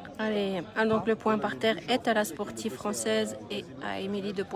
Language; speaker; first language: French; native; French